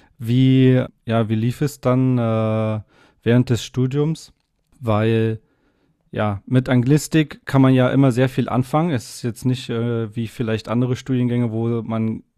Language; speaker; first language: German; native; German